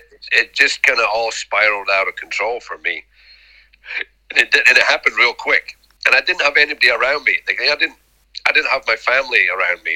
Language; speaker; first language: English; native; English